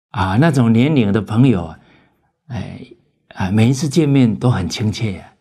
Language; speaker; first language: Chinese; native; Chinese